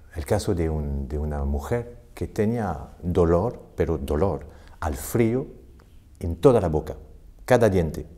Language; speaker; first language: Spanish; non-native, fluent; French